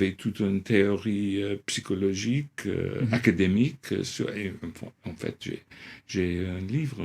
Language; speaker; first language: French; non-native, fluent; English